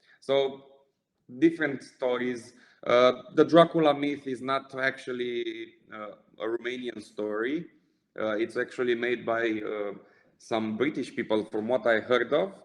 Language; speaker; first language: English; non-native, fluent; Romanian